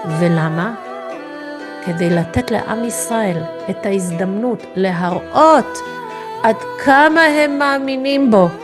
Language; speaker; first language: Hebrew; non-native, fluent; English